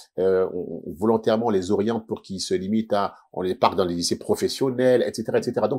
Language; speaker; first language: French; native; French